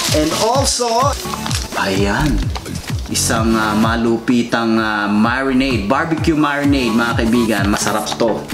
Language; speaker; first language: Filipino; non-native, local second language; Iloko